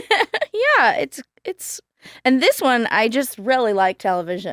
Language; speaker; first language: English; native; English